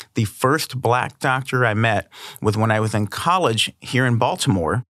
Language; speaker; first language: English; native; English